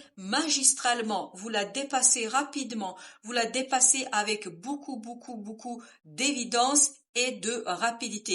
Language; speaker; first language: French; native; French